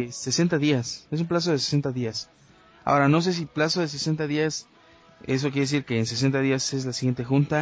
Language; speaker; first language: Spanish; native; Spanish